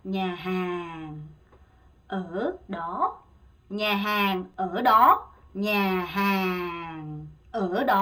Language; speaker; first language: Vietnamese; non-native, fluent; Korean